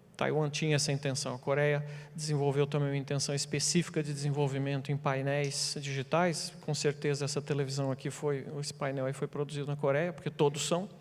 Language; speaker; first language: Portuguese; native; Portuguese